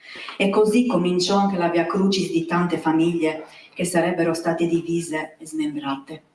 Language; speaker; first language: Italian; native; Italian